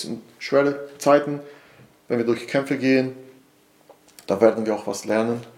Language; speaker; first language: German; non-native, fluent; Portuguese